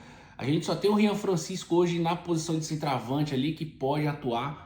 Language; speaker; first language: Portuguese; native; Portuguese